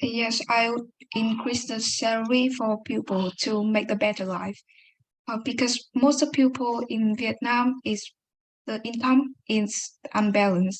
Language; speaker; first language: English; non-native, learner; Vietnamese